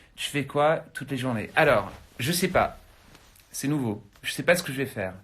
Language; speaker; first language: French; non-native, fluent; English